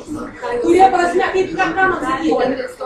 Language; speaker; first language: Lithuanian; native; Lithuanian